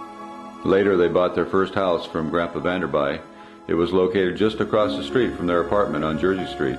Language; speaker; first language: English; native; English